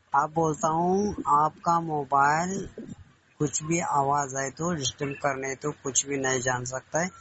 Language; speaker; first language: Hindi; non-native, local second language; Kannada